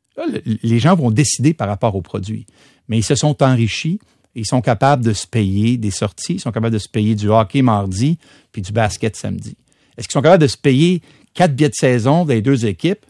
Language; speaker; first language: French; native; French